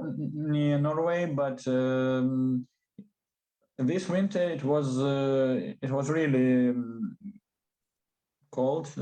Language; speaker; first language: English; non-native, learner; Russian